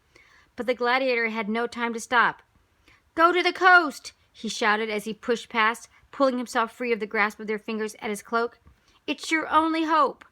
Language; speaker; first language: English; native; English